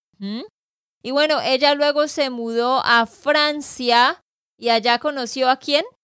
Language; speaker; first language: Spanish; native; Spanish